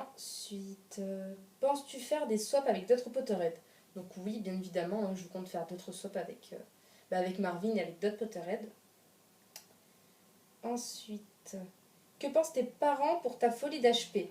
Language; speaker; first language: French; native; French